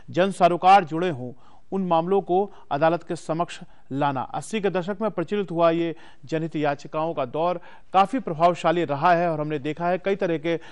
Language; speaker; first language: Hindi; native; Hindi